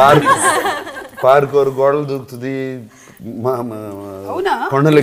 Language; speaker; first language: Telugu; native; Telugu